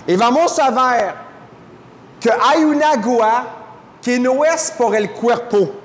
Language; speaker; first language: Spanish; non-native, fluent; French